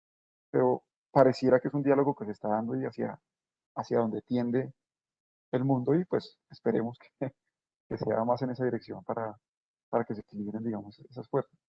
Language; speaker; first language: Spanish; native; Spanish